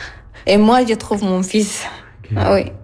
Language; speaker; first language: French; non-native, learner; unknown